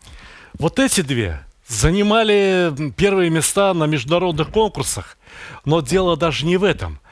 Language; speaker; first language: Russian; native; Russian